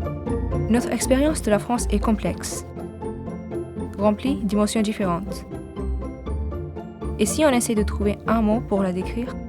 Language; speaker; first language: French; non-native, learner; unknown